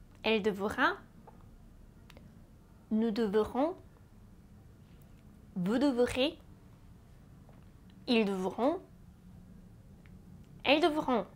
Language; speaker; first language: French; non-native, fluent; Japanese